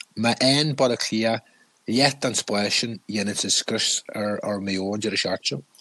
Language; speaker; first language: Irish; native; Irish